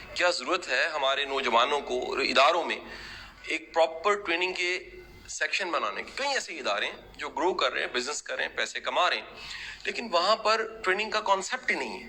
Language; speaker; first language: Urdu; native; Urdu